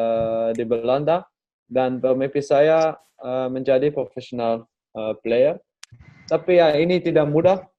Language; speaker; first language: Indonesian; non-native, learner; Dutch